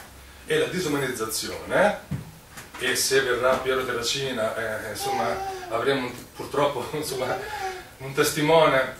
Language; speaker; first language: Italian; native; Italian